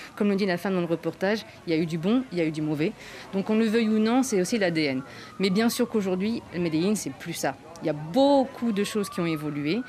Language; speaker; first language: French; native; French